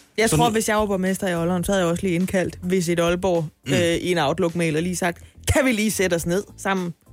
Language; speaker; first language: Danish; native; Danish